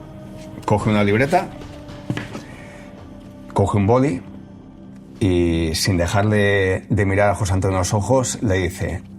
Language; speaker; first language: Spanish; native; Spanish